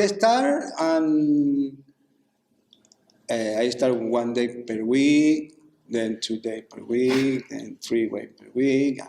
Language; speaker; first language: English; non-native, learner; Spanish